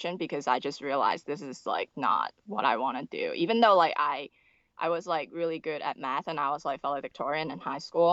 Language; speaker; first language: English; non-native, local second language; Cantonese